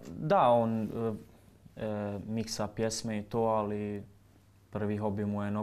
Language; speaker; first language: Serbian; early bilingual, heritage; Croatian